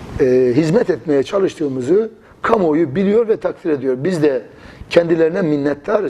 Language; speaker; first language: Turkish; native; Turkish